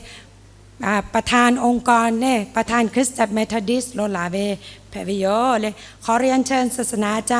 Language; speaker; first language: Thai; non-native, local second language; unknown